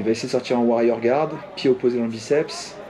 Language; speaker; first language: French; native; French